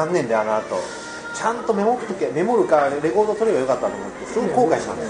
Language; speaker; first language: Japanese; native; Japanese